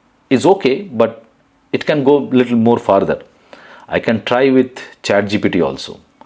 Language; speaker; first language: English; non-native, local second language; Bangla